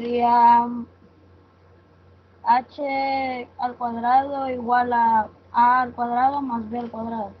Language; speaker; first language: Spanish; native; Spanish